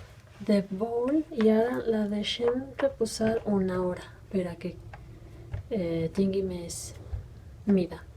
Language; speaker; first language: Catalan; non-native, fluent; Spanish